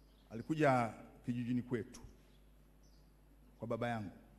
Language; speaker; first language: Swahili; native; Swahili